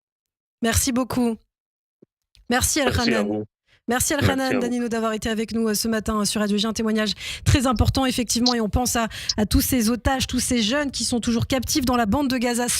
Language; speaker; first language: French; native; French